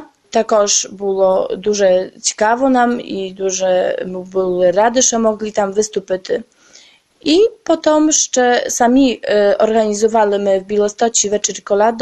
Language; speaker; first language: Ukrainian; early bilingual, heritage; Ukrainian